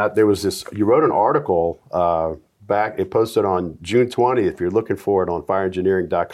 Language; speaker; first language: English; native; English